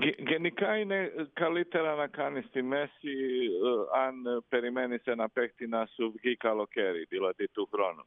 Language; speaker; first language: Greek; non-native, fluent; Croatian